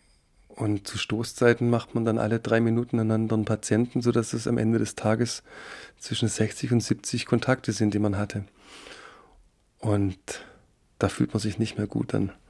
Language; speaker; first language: German; native; German